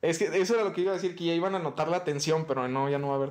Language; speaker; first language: Spanish; native; Spanish